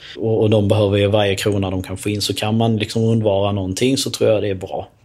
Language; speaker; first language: Swedish; early bilingual, other home language; Albanian